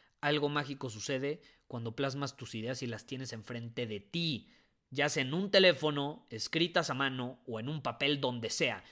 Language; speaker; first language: Spanish; native; Spanish